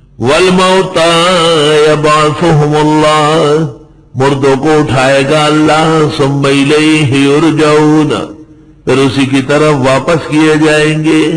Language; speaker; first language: Urdu; non-native, local second language; Pashto